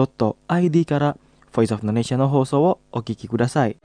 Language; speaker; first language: Japanese; non-native, fluent; Indonesian